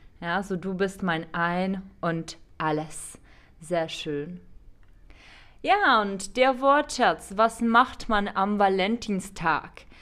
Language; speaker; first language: German; non-native, fluent; Czech